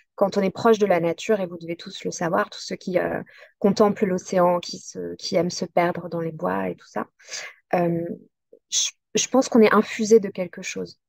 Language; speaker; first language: French; native; French